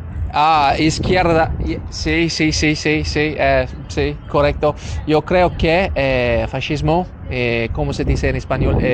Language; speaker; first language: Spanish; non-native, learner; English